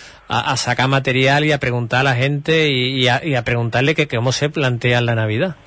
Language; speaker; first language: Spanish; native; Spanish